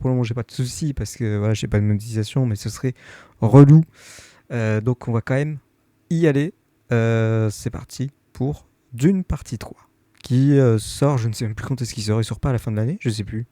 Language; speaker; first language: French; native; French